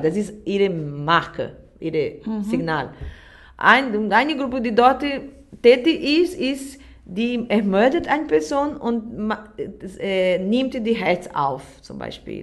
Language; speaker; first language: German; non-native, learner; Portuguese